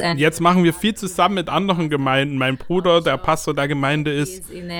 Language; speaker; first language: German; non-native, fluent; Ukrainian